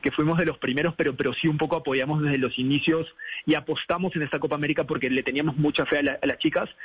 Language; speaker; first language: Spanish; native; Spanish